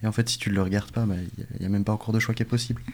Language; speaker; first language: French; native; French